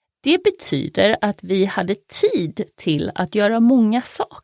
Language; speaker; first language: Swedish; native; Swedish